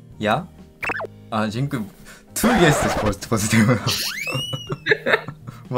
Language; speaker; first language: Polish; non-native, learner; Japanese